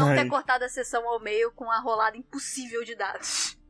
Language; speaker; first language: Portuguese; native; Portuguese